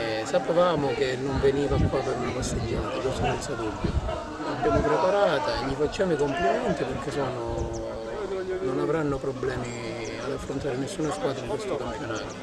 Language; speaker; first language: Italian; native; Italian